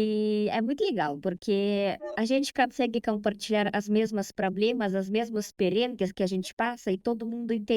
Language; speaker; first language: Portuguese; non-native, fluent; Russian